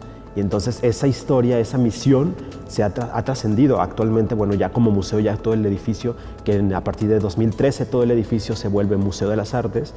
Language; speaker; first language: Spanish; native; Spanish